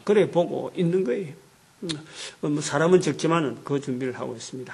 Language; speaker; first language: Korean; native; Korean